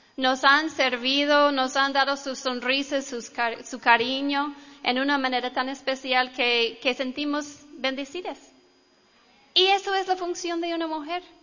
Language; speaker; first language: Spanish; non-native, fluent; English